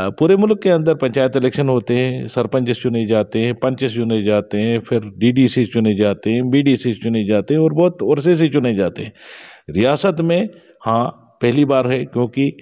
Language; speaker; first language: Hindi; non-native, local second language; Shina